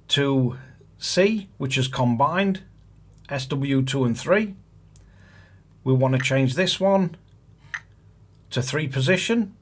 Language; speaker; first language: English; native; English